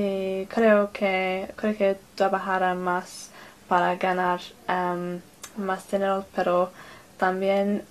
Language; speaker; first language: Spanish; non-native, learner; English